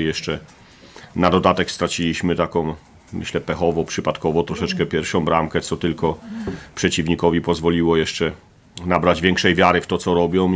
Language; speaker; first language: Polish; native; Polish